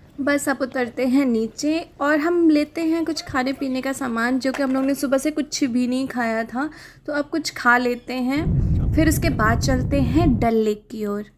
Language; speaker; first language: Hindi; native; Hindi